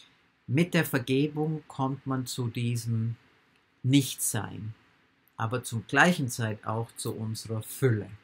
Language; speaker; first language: German; non-native, fluent; English